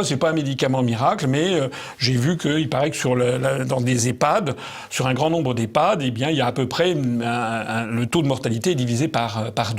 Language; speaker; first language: French; native; French